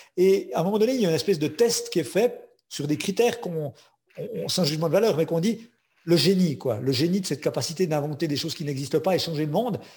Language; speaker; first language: French; native; French